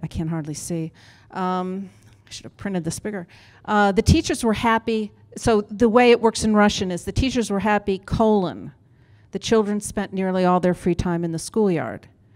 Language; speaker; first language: English; native; English